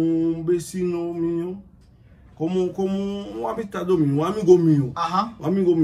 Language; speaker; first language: Spanish; non-native, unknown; Haitian Creole